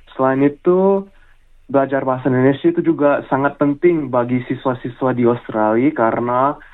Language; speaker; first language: Indonesian; early bilingual, heritage; English